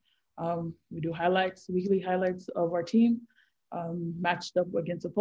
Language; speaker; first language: English; native; English